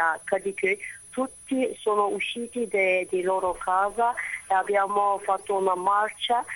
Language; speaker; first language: Italian; non-native, fluent; Turkish